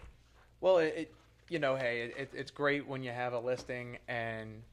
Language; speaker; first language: English; native; English